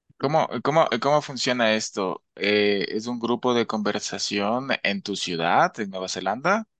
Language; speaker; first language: Spanish; native; Spanish